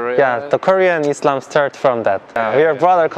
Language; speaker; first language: English; non-native, learner; Korean